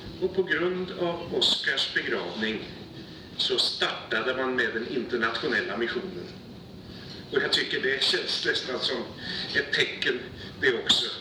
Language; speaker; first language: Swedish; native; Swedish